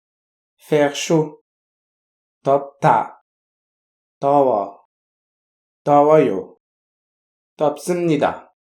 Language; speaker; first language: Korean; non-native, fluent; French